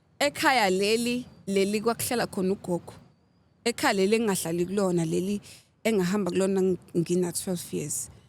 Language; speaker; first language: Zulu; native; Zulu